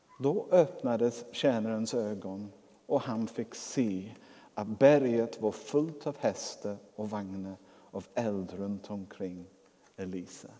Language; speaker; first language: Swedish; non-native, fluent; English